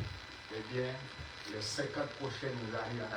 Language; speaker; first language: French; non-native, local second language; Haitian Creole